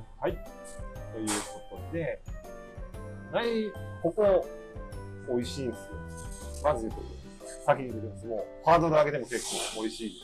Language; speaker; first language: Japanese; native; Japanese